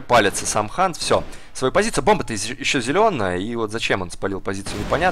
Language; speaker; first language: Russian; native; Russian